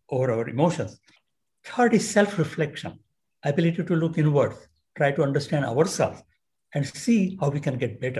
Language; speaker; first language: English; non-native, local second language; Marathi